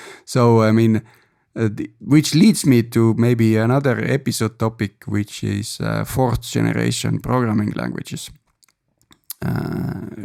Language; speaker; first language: English; non-native, fluent; Estonian